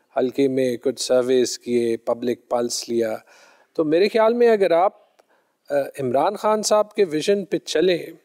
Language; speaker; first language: Urdu; non-native, local second language; Pashto